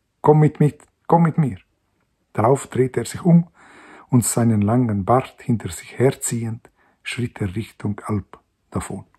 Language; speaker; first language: German; non-native, local second language; Romansh